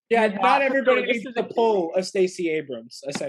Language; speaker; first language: English; native; English